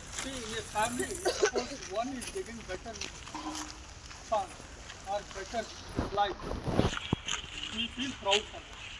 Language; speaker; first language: English; non-native, local second language; Telugu